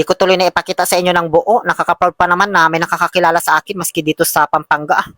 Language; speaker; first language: Filipino; native; Filipino